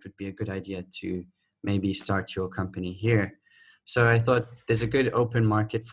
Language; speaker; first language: English; native; English